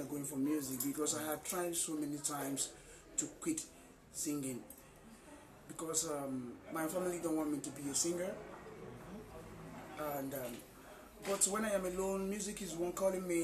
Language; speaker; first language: English; non-native, local second language; Igbo